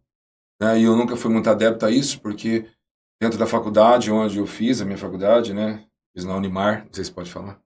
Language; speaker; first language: Portuguese; native; Portuguese